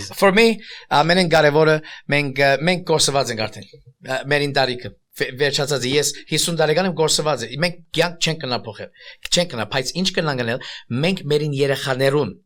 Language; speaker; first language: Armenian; early bilingual, heritage; Armenian